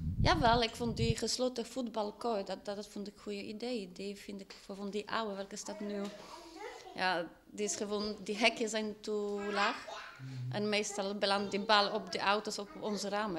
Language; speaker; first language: Dutch; non-native, fluent; Polish